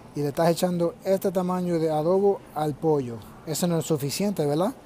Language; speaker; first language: Spanish; early bilingual, other home language; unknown